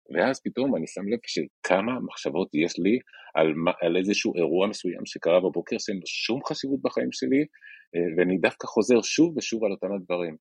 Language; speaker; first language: Hebrew; non-native, fluent; Spanish